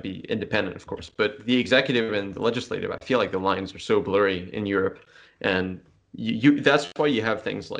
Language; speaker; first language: English; non-native, fluent; French